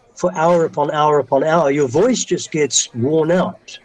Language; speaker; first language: English; native; English